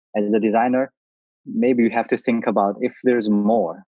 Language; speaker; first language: English; non-native, learner; Chinese